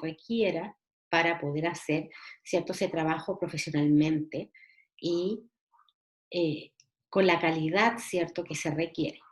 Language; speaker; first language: Spanish; native; Spanish